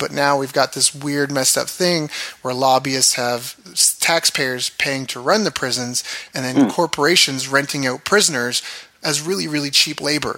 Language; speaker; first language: English; native; English